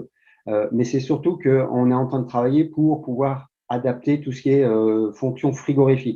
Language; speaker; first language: French; native; French